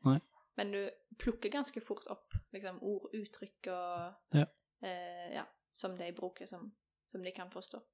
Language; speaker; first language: Norwegian; native; Norwegian